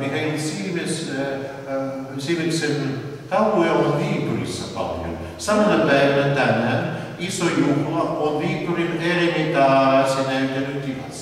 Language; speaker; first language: Finnish; non-native, learner; Russian